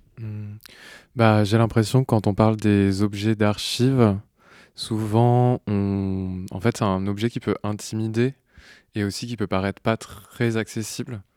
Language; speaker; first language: French; native; French